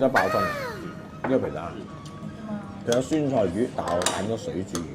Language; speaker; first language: Cantonese; native; Cantonese